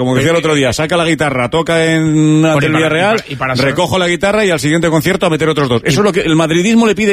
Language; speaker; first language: Spanish; native; Spanish